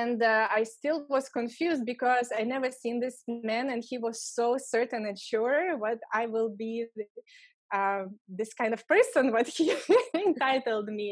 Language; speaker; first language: English; non-native, fluent; Lithuanian